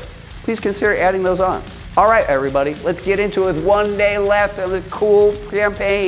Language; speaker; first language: English; native; English